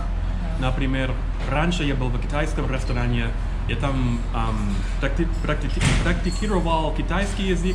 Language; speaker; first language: Russian; non-native, learner; English